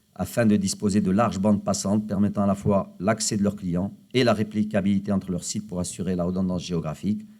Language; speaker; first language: French; non-native, local second language; Arabic